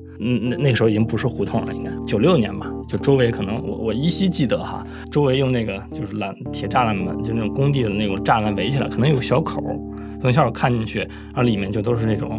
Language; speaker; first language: Chinese; native; Chinese